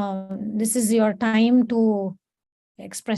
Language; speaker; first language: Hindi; non-native, local second language; Bangla